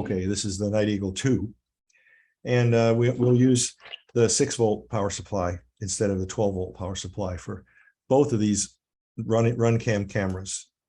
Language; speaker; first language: English; native; English